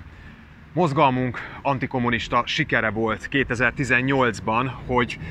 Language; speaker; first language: Hungarian; native; Hungarian